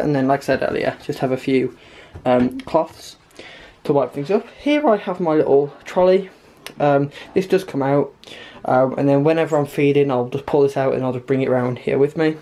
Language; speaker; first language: English; native; English